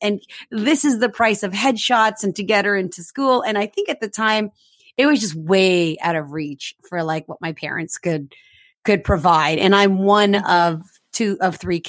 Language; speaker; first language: English; early bilingual, other home language; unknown